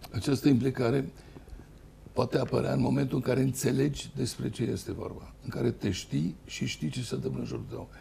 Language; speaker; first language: Romanian; native; Romanian